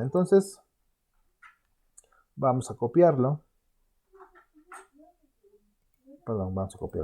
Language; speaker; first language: Spanish; native; Spanish